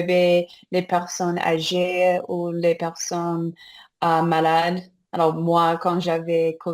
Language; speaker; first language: French; non-native, fluent; English